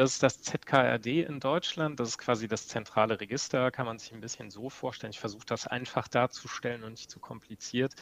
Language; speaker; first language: German; native; German